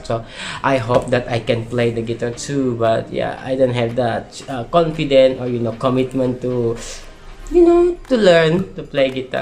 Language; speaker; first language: English; non-native, local second language; Malay